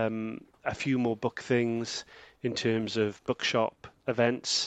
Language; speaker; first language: English; native; English